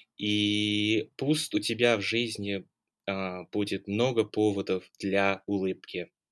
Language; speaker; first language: Russian; non-native, fluent; English